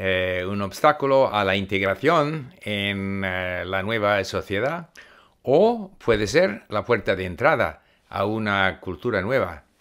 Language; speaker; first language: Spanish; non-native, fluent; English